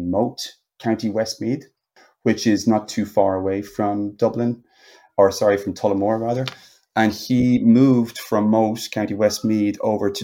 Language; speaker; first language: English; native; English